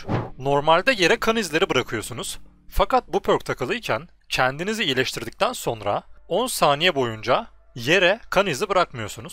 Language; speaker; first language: Turkish; native; Turkish